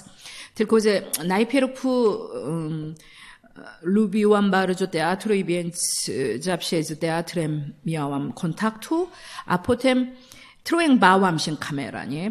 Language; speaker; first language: Polish; non-native, learner; Korean